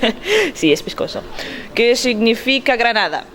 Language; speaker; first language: Spanish; non-native, learner; Portuguese